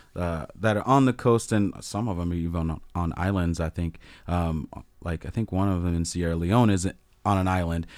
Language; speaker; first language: English; native; English